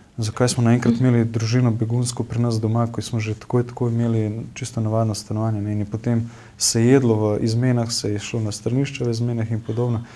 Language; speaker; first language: Slovenian; non-native, local second language; Bosnian